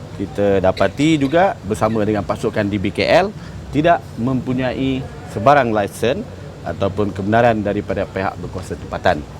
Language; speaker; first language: Malay; native; Malay